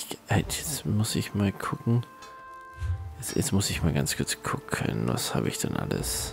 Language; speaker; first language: German; native; German